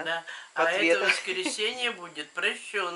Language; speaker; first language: Russian; native; Russian